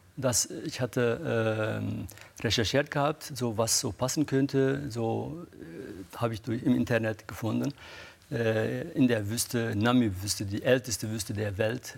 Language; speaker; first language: German; non-native, fluent; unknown